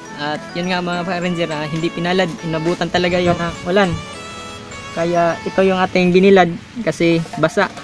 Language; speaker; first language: Filipino; non-native, local second language; Cebuano